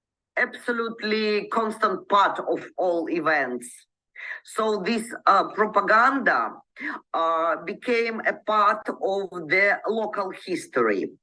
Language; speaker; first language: English; non-native, learner; Ukrainian